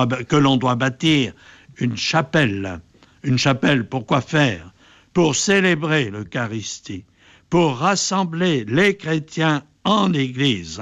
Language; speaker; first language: French; native; French